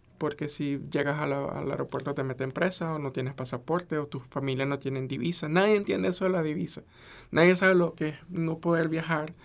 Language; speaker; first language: Spanish; native; Spanish